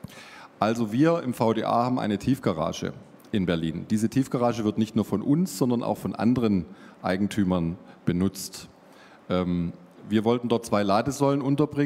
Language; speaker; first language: German; native; German